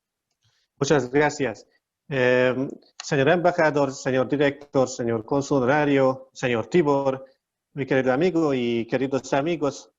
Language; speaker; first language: Spanish; non-native, learner; Hungarian